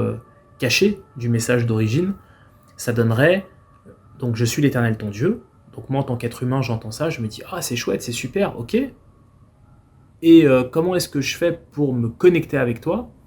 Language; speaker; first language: French; native; French